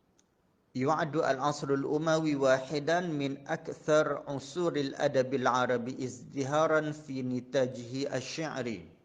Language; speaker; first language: Arabic; non-native, fluent; Malay